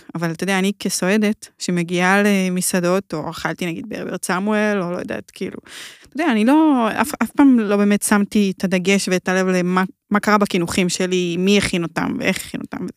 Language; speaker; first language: Hebrew; native; Hebrew